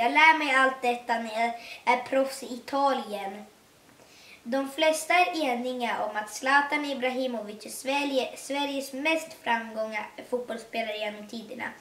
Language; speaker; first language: Swedish; early bilingual, other home language; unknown